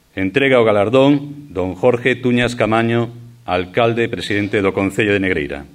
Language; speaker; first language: Galician; native; Galician